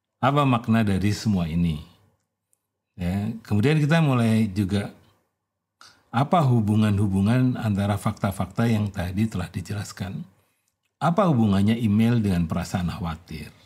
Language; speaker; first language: Indonesian; native; Indonesian